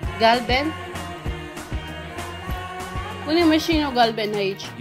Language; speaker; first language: Romanian; non-native, learner; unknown